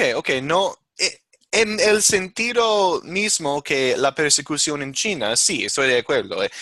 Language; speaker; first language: Spanish; non-native, fluent; English